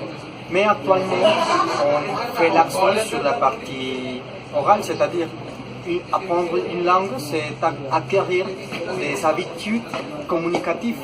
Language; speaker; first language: French; non-native, fluent; Spanish